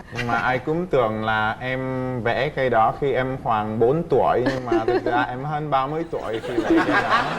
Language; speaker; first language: Vietnamese; non-native, fluent; Czech